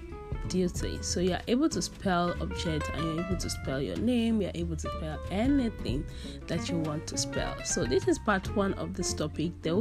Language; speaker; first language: English; non-native, local second language; Yoruba